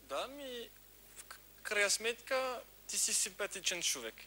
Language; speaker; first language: Bulgarian; non-native, learner; French